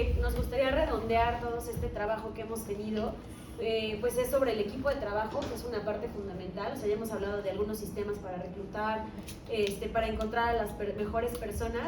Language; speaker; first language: Spanish; native; Spanish